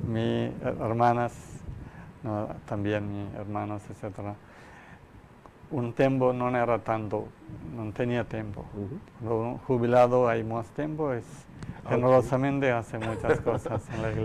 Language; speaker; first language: Spanish; non-native, learner; Malayalam